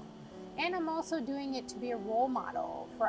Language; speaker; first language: English; native; English